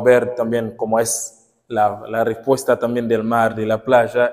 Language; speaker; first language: Spanish; non-native, fluent; Haitian Creole